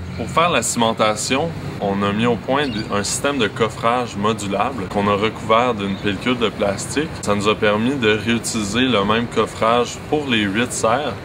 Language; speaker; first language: French; native; French